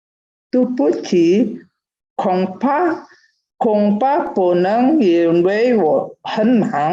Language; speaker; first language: Chinese; non-native, learner; Indonesian